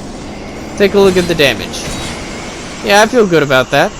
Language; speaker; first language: English; native; English